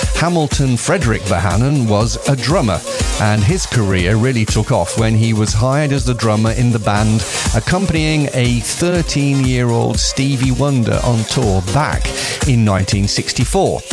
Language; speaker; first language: English; native; English